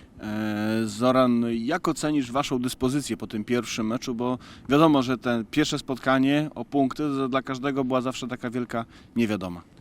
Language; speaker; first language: Polish; native; Polish